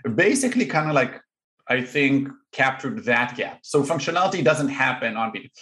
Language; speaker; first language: English; non-native, fluent; Hebrew